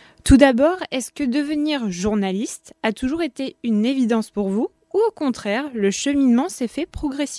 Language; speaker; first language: French; native; French